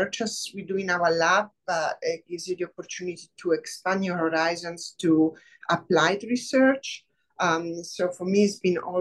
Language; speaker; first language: English; non-native, fluent; Italian